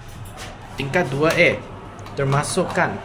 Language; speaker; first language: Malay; non-native, local second language; Chinese